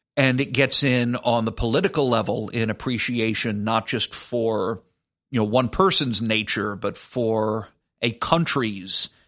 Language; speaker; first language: English; native; English